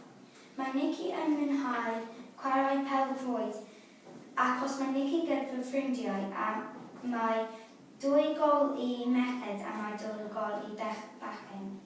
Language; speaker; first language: Welsh; non-native, learner; English